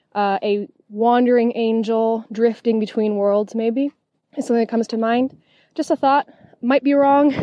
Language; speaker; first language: English; non-native, fluent; French